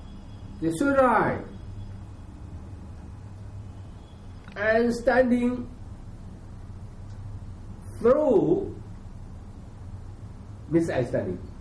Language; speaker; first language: English; non-native, learner; Chinese